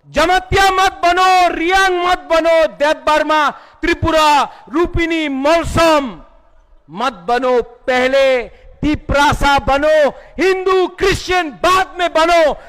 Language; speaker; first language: Hindi; non-native, local second language; Kok Borok